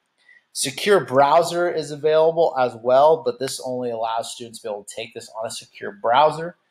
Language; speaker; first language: English; native; English